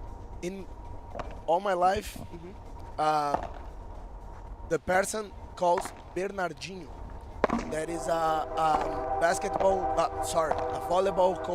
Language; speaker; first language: English; non-native, fluent; Portuguese